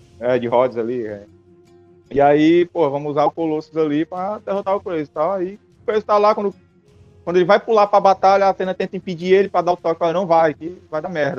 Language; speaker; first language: Portuguese; native; Portuguese